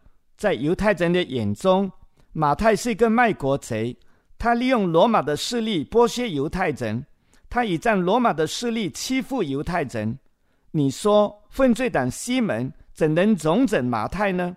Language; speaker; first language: Chinese; native; Chinese